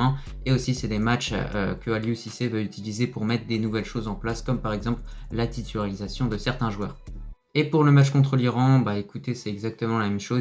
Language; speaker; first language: French; native; French